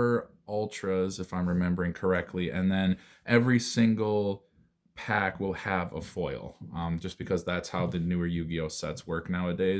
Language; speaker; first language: English; native; English